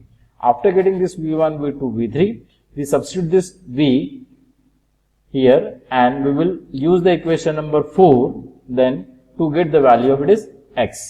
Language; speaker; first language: English; non-native, local second language; Hindi